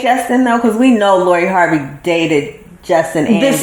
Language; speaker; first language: English; native; English